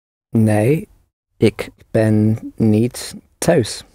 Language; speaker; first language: Dutch; non-native, learner; English